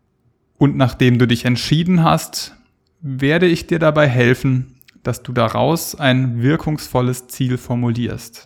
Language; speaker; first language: German; native; German